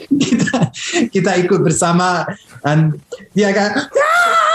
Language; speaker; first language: Indonesian; early bilingual, heritage; Indonesian